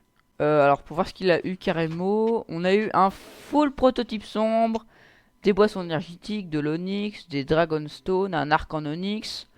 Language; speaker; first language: French; native; French